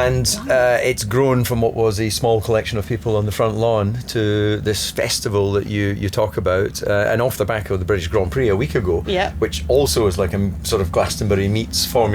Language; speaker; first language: English; native; English